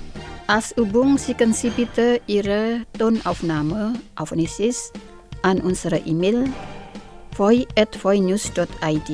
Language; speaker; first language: German; non-native, fluent; Indonesian